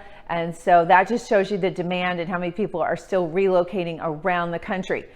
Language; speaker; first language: English; native; English